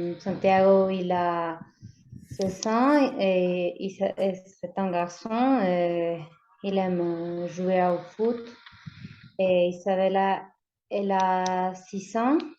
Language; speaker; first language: French; non-native, learner; Spanish